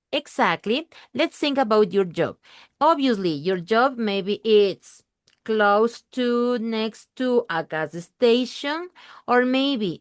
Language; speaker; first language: English; non-native, learner; Spanish